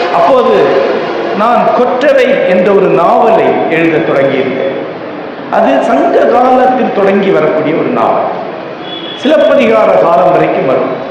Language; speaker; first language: Tamil; non-native, local second language; Malayalam